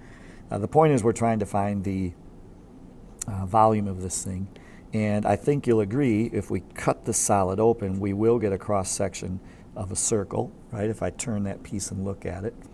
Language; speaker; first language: English; native; English